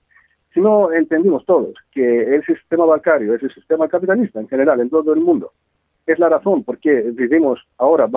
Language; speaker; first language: Spanish; non-native, fluent; Greek